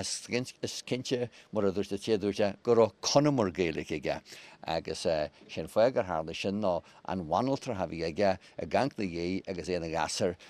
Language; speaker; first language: Irish; native; Irish